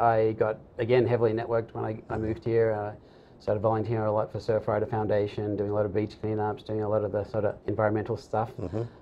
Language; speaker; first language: English; native; English